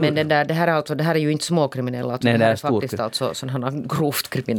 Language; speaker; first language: Swedish; native; Swedish